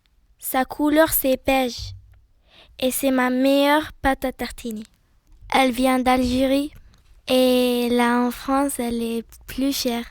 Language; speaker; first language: French; non-native, learner; Arabic